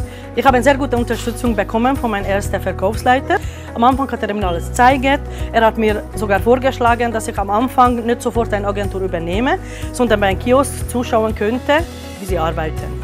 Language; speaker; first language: German; non-native, fluent; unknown